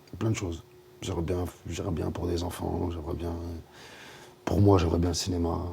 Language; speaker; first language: French; native; French